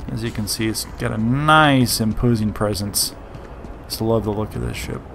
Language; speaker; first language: English; native; English